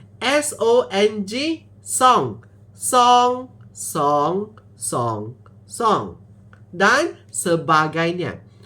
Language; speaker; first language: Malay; non-native, local second language; Min Nan Chinese